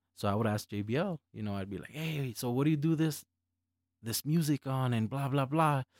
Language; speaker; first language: English; early bilingual, other home language; Spanish